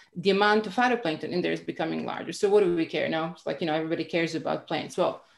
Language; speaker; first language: English; non-native, fluent; Croatian